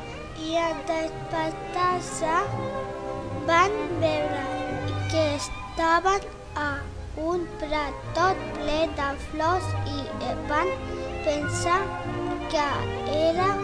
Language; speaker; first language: Catalan; non-native, learner; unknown